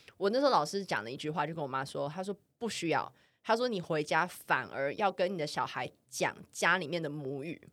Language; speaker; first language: Chinese; native; Chinese